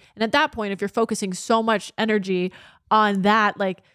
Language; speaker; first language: English; native; English